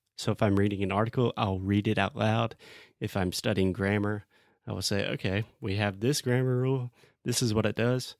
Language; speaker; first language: English; native; English